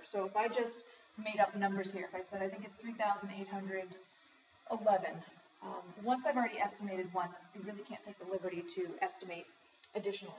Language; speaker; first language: English; native; English